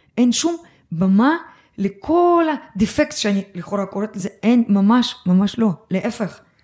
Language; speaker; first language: Hebrew; early bilingual, other home language; Russian